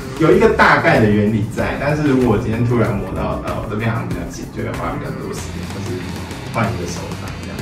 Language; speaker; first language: Chinese; native; Chinese